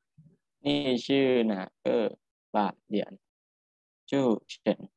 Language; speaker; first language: Chinese; non-native, learner; Thai